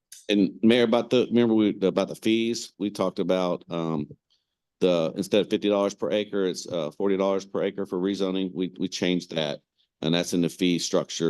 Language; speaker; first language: English; native; English